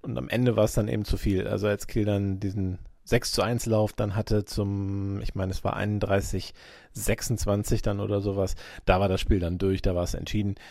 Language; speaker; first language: German; native; German